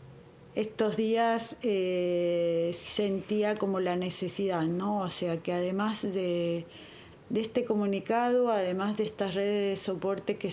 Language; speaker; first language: Spanish; native; Spanish